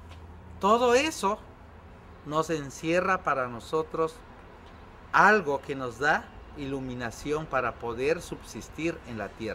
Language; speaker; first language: Spanish; non-native, local second language; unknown